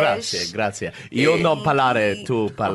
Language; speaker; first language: Italian; non-native, learner; English